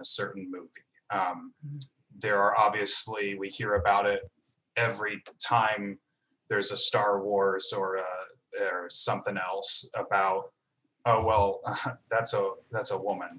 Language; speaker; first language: English; native; English